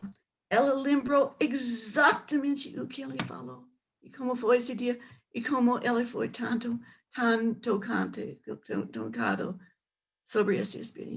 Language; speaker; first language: Portuguese; non-native, learner; English